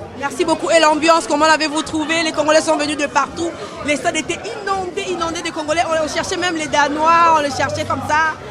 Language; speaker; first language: French; non-native, local second language; Lingala